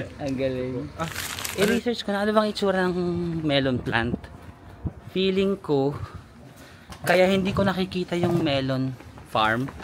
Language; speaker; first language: Filipino; native; Filipino